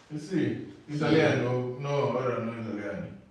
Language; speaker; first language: Italian; non-native, learner; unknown